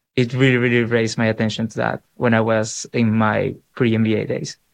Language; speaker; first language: English; non-native, fluent; Spanish